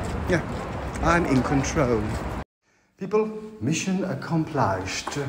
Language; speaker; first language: English; non-native, fluent; Swedish